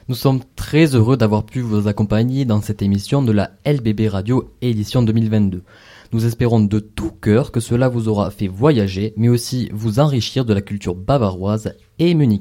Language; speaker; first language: French; native; French